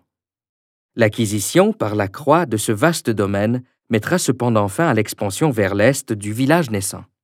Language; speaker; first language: French; native; French